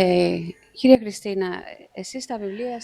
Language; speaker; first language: Greek; non-native, fluent; Albanian